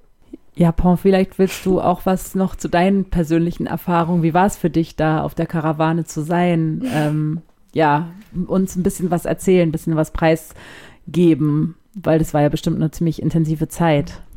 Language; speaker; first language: German; native; German